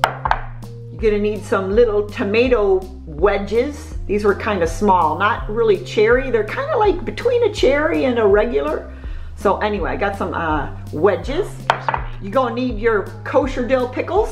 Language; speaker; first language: English; native; English